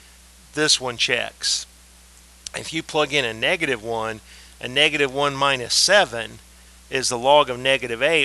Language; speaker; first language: English; native; English